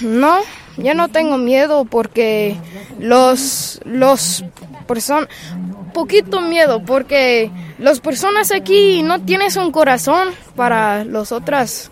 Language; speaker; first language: Spanish; non-native, learner; English